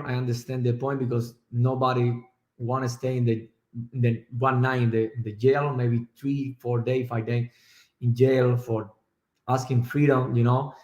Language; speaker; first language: English; non-native, learner; Spanish